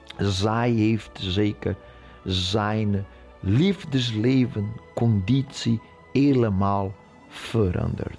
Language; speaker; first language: Dutch; non-native, fluent; Portuguese